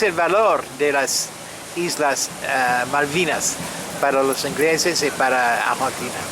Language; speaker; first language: Spanish; non-native, fluent; French